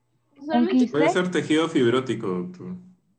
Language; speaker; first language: Spanish; native; Spanish